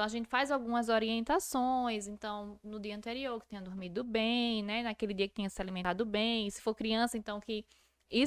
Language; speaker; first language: Portuguese; native; Portuguese